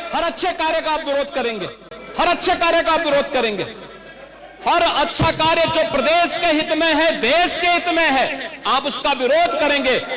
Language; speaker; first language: Hindi; native; Hindi